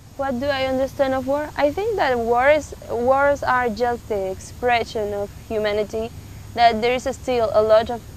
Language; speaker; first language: English; non-native, fluent; Spanish